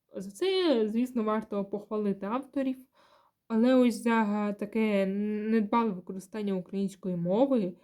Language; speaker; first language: Ukrainian; non-native, local second language; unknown